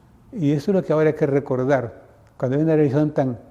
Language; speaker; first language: Spanish; native; Spanish